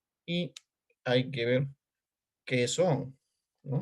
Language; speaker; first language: Spanish; native; Spanish